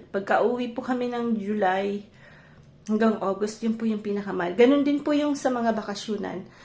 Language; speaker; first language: Filipino; non-native, local second language; Bikol